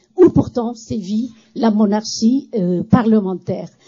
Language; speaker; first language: French; native; French